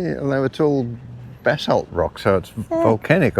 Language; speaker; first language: English; native; English